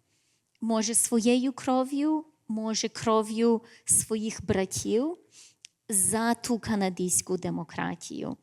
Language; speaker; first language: Ukrainian; early bilingual, heritage; English